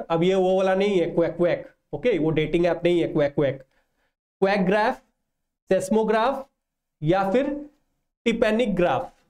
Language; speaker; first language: Hindi; non-native, local second language; Odia